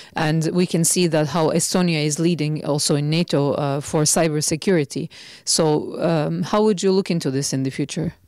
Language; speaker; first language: English; non-native, fluent; Turkish